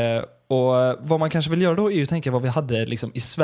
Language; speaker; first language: Swedish; native; Swedish